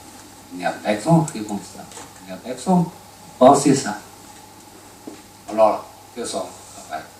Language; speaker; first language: French; non-native, learner; Chinese